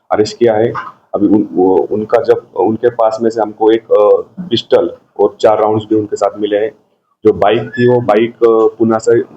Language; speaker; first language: Hindi; non-native, local second language; Marathi